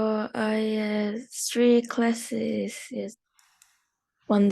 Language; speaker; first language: English; non-native, learner; Korean